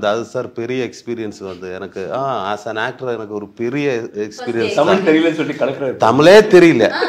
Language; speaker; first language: Tamil; non-native, learner; Malayalam